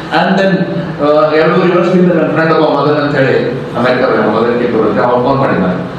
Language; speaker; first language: Kannada; native; Kannada